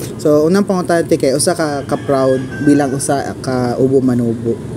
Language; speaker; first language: Cebuano; native; Cebuano